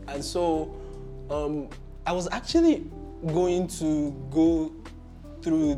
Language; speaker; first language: English; non-native, local second language; Igbo